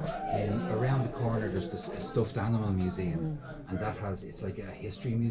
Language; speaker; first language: English; native; English